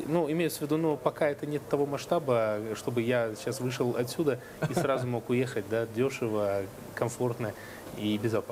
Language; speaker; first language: Russian; native; Russian